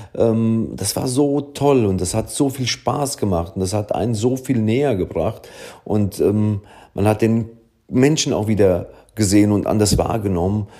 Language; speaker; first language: German; early bilingual, other home language; Italian